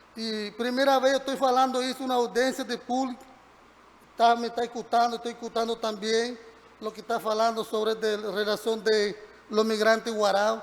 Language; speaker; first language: Portuguese; non-native, learner; Spanish